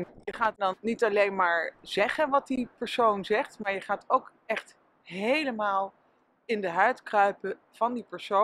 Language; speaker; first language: Dutch; native; Dutch